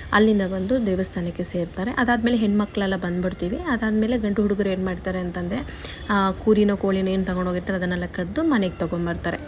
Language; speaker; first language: Kannada; non-native, local second language; Kodava